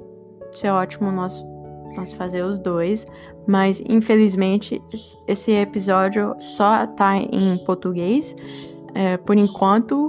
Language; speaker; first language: Portuguese; early bilingual, heritage; Portuguese